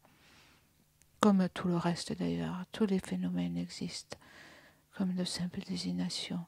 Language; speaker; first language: French; native; French